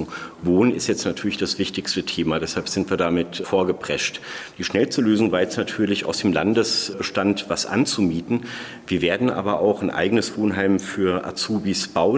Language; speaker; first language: German; native; German